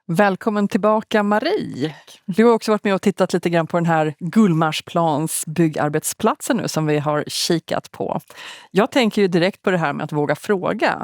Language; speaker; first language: Swedish; native; Swedish